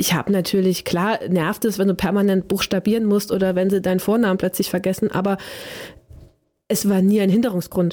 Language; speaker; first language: German; native; German